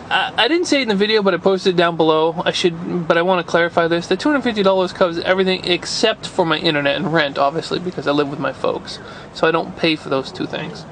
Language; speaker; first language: English; native; English